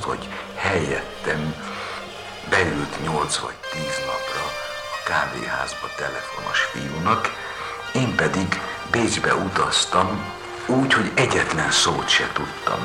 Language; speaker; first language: Hungarian; native; Hungarian